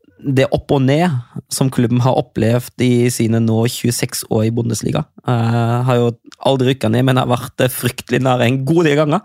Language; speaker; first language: Norwegian; non-native, fluent; German